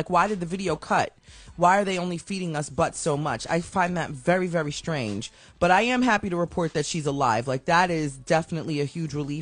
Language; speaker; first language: English; native; English